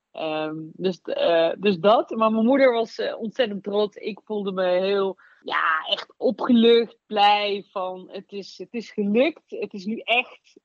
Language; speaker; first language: Dutch; native; Dutch